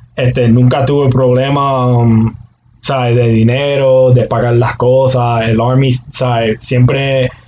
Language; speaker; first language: Spanish; native; Spanish